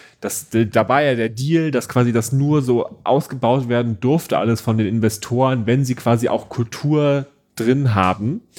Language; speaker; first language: German; native; German